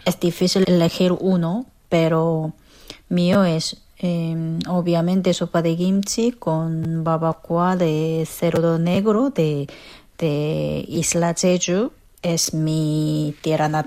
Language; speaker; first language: Spanish; non-native, fluent; Korean